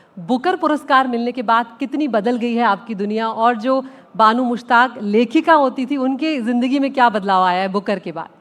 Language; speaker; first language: Hindi; native; Hindi